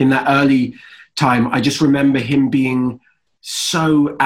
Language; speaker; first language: English; native; English